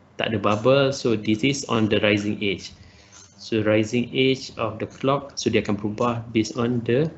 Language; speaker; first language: English; non-native, local second language; Malay